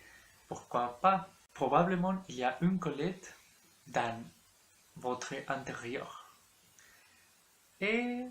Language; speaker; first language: French; non-native, learner; Spanish